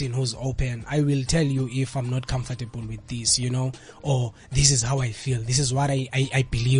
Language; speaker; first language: English; non-native, local second language; Xhosa